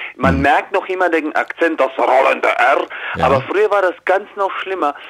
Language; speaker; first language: German; early bilingual, heritage; Croatian